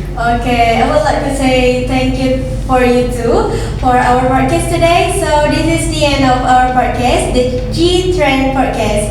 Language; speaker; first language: English; non-native, learner; Indonesian